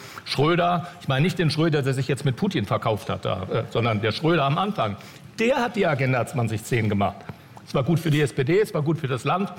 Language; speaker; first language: German; native; German